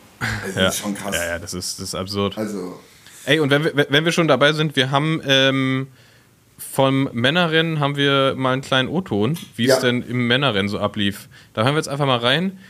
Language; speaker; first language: German; native; German